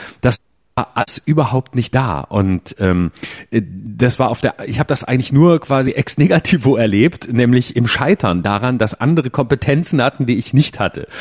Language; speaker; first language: German; native; German